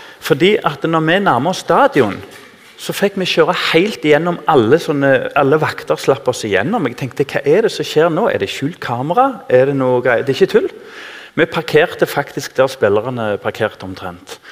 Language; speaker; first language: Norwegian; native; Norwegian